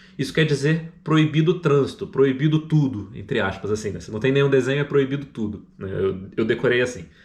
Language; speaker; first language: Portuguese; native; Portuguese